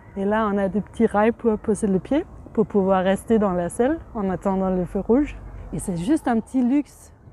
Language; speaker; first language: French; non-native, fluent; Danish